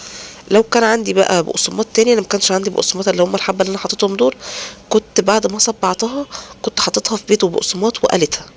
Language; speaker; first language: Arabic; native; Arabic